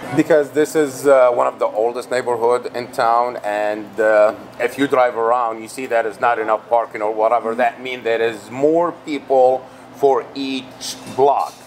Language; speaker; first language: English; non-native, fluent; Arabic